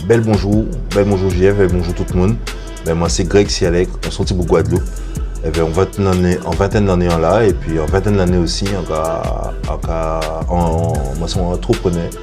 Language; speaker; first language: French; non-native, local second language; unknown